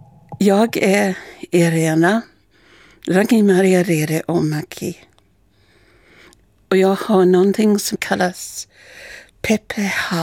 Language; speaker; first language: Swedish; non-native, fluent; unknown